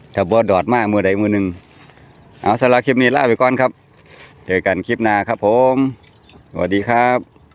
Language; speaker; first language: Thai; native; Thai